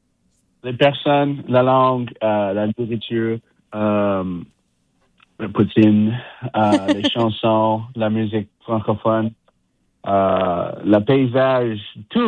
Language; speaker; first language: French; non-native, local second language; English